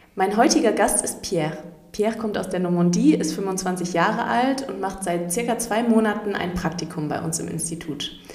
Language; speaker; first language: German; native; German